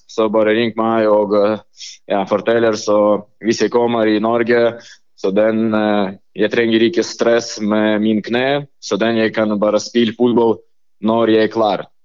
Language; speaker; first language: Norwegian; non-native, learner; Lithuanian